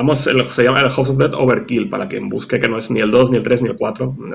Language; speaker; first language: Spanish; native; Spanish